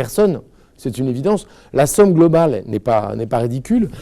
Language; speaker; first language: French; native; French